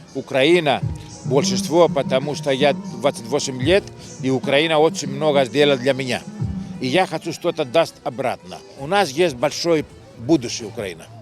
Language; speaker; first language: Russian; non-native, learner; Greek